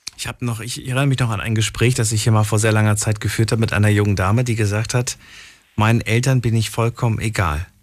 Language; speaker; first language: German; native; German